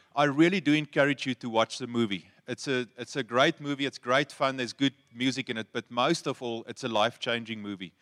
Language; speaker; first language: English; non-native, local second language; Afrikaans